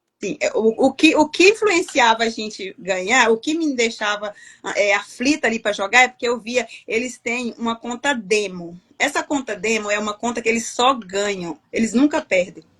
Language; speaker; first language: Portuguese; native; Portuguese